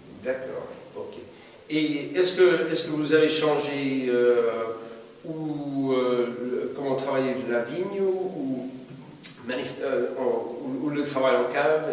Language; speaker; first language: French; non-native, fluent; English